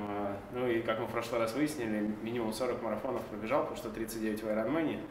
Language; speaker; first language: Russian; native; Russian